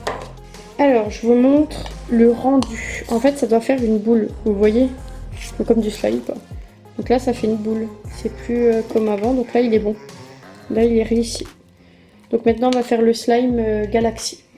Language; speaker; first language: French; native; French